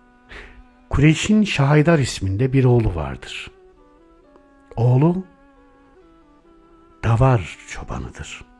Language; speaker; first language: Turkish; native; Turkish